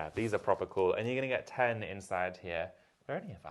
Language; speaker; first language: English; native; English